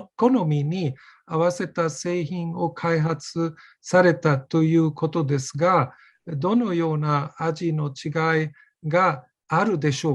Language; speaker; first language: Japanese; non-native, fluent; German